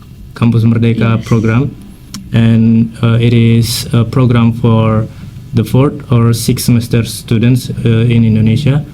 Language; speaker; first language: English; non-native, fluent; Indonesian